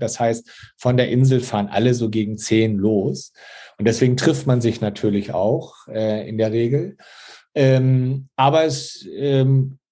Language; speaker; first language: German; native; German